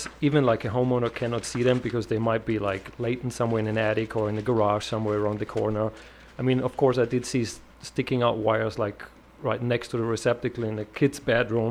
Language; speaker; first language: English; non-native, fluent; German